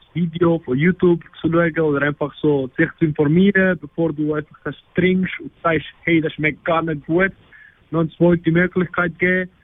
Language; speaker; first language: German; non-native, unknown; Spanish